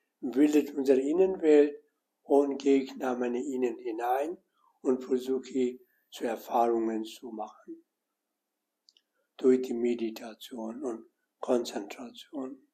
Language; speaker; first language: German; non-native, learner; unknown